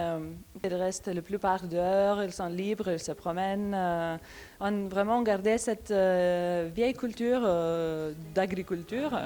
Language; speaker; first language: French; non-native, fluent; Lithuanian